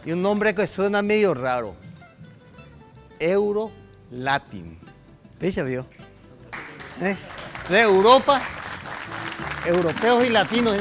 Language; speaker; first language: Spanish; native; Spanish